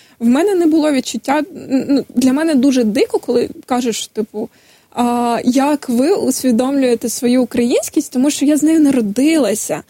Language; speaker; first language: Ukrainian; non-native, local second language; Crimean Tatar